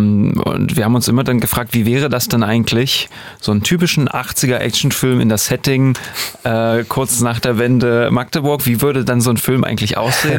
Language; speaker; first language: German; native; German